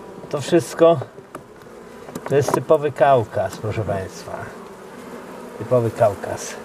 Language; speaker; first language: Polish; native; Polish